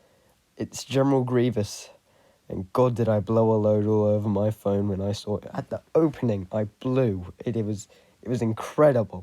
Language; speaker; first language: English; native; English